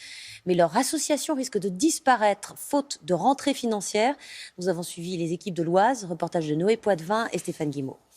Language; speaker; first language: French; native; French